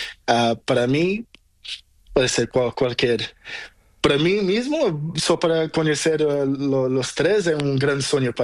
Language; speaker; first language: Spanish; non-native, learner; Portuguese